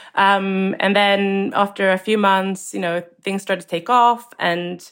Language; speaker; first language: English; non-native, fluent; Swedish